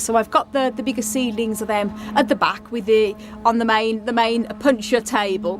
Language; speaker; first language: English; native; English